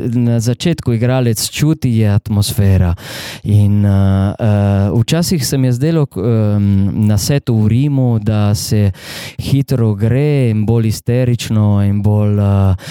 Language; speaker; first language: Slovenian; non-native, fluent; Italian